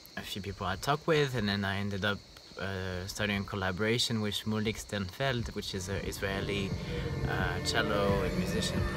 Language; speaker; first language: English; non-native, fluent; French